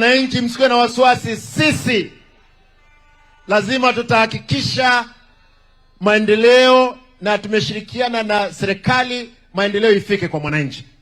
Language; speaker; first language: Swahili; native; Swahili